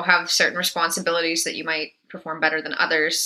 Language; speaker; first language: English; native; English